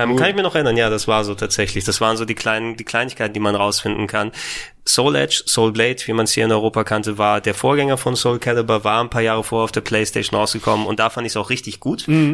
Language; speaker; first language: German; native; German